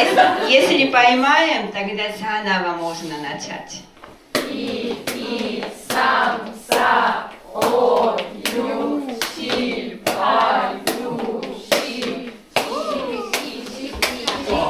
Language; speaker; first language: Russian; non-native, fluent; Korean